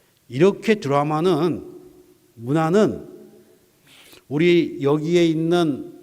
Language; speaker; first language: Korean; native; Korean